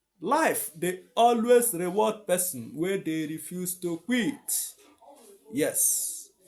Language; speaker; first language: Nigerian Pidgin; non-native, local second language; Igbo